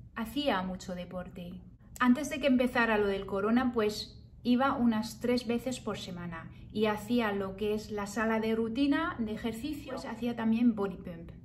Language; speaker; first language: Spanish; early bilingual, heritage; Spanish